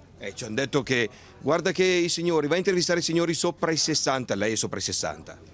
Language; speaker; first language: Italian; native; Italian